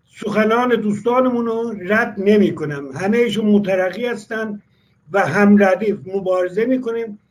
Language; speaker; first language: Persian; non-native, local second language; Azerbaijani